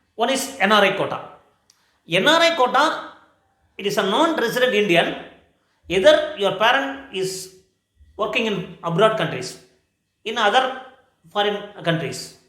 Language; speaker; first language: English; non-native, local second language; Tamil